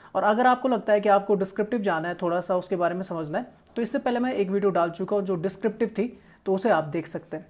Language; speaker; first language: Hindi; native; Hindi